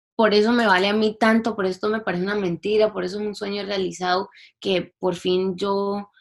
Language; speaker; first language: Spanish; early bilingual, heritage; English